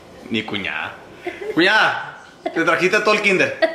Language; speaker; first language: Spanish; early bilingual, heritage; Spanish